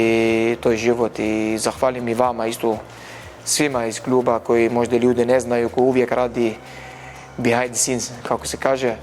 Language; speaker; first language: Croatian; non-native, learner; Arabic